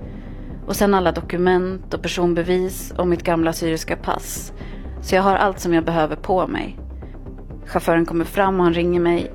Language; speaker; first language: Swedish; early bilingual, other home language; Arabic